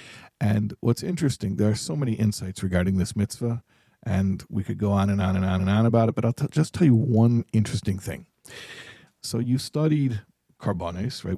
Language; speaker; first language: English; native; English